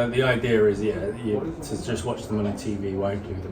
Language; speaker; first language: English; native; English